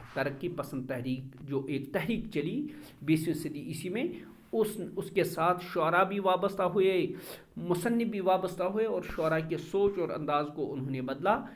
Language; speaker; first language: Urdu; non-native, local second language; Kashmiri